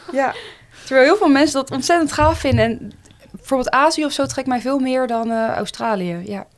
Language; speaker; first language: Dutch; native; Dutch